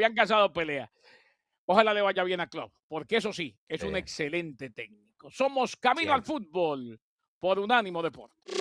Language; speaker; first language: Spanish; native; Spanish